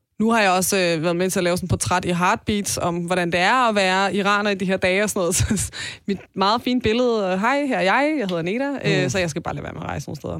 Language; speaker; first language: Danish; early bilingual, other home language; Persian